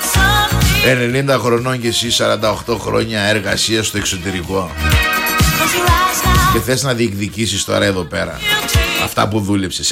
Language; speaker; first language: Greek; native; Greek